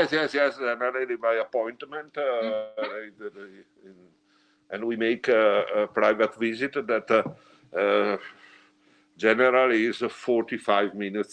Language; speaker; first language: English; non-native, learner; Italian